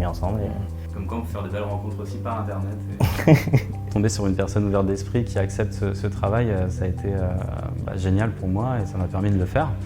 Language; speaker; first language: French; native; French